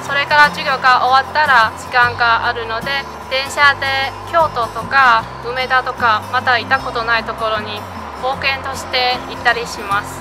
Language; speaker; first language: Japanese; non-native, fluent; Chinese